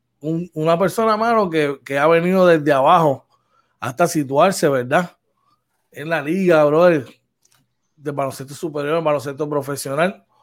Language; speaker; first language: Spanish; native; Spanish